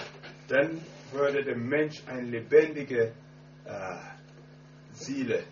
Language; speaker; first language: German; non-native, learner; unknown